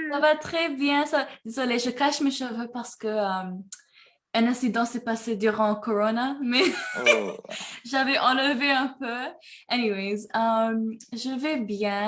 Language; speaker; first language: French; early bilingual, heritage; French